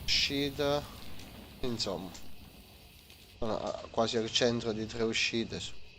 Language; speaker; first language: Italian; native; Italian